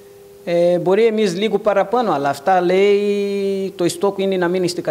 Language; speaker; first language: Greek; non-native, learner; Portuguese